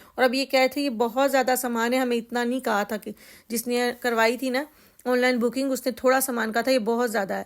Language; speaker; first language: Urdu; native; Urdu